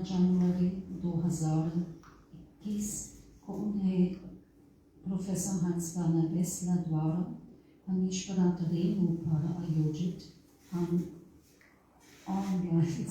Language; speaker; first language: Hindi; non-native, fluent; German